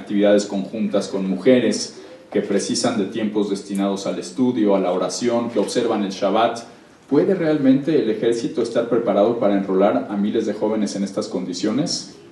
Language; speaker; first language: Spanish; native; Spanish